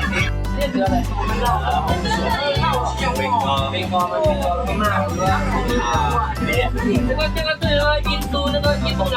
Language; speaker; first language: Chinese; non-native, learner; Thai